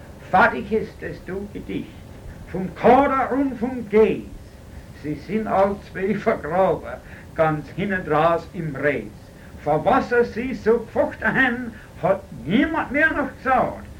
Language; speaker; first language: German; early bilingual, other home language; Pennsylvania German